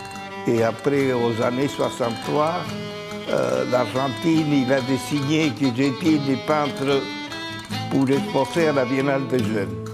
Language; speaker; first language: French; non-native, fluent; Spanish